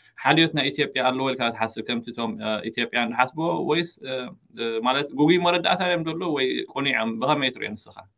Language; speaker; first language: Tigrinya; native; Tigrinya